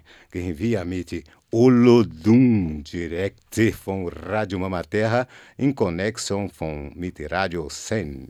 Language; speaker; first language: German; non-native, learner; Portuguese